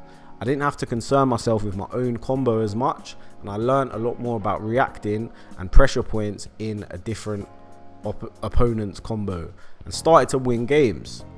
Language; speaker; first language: English; native; English